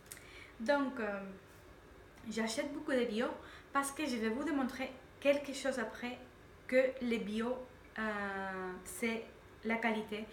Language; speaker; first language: French; non-native, fluent; Spanish